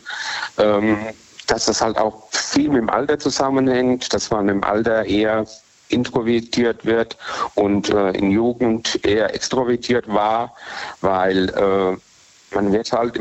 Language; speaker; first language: German; native; German